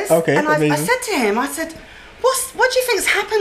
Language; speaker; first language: English; native; English